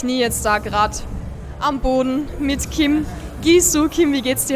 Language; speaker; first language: German; native; German